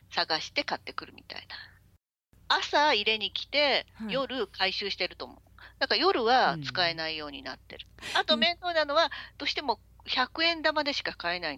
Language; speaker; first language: Japanese; native; Japanese